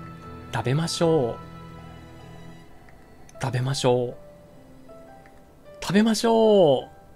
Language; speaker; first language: Japanese; non-native, fluent; Portuguese